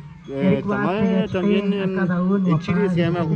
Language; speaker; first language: Spanish; non-native, learner; German